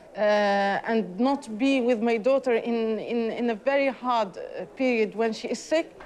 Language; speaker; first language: English; non-native, fluent; Arabic